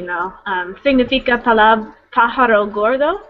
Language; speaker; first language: Spanish; non-native, learner; English